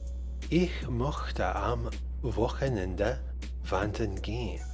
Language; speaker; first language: German; non-native, learner; English